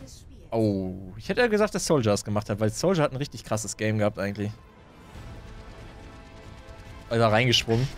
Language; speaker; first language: German; native; German